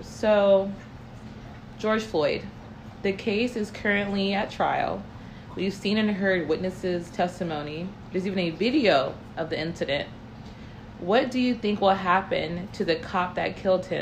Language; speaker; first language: English; native; English